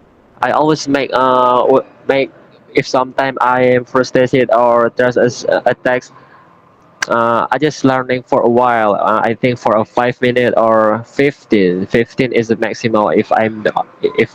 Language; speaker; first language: English; non-native, learner; Indonesian